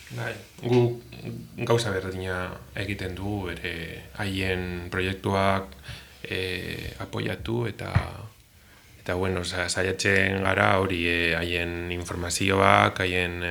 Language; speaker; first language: Basque; non-native, learner; Spanish